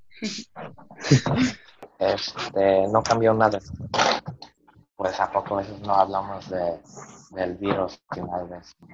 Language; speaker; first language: Spanish; early bilingual, other home language; English